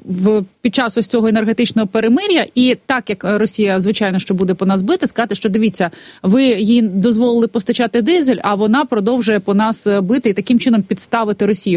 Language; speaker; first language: Ukrainian; native; Ukrainian